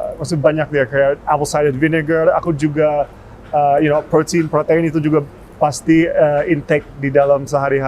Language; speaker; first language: Indonesian; early bilingual, heritage; English